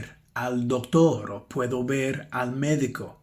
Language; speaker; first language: Spanish; non-native, fluent; English